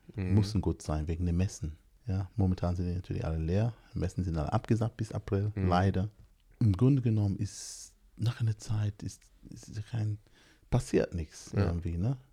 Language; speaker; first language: German; non-native, fluent; English